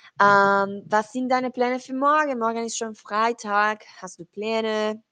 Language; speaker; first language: German; non-native, learner; Spanish